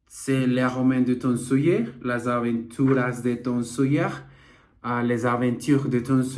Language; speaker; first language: French; non-native, learner; Portuguese